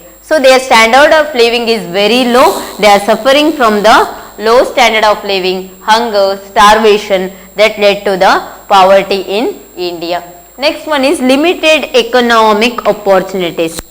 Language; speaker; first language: English; non-native, local second language; Kannada